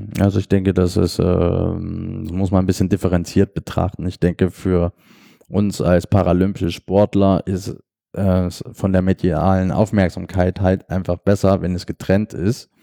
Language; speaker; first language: German; native; German